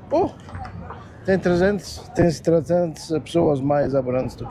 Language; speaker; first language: Portuguese; early bilingual, heritage; German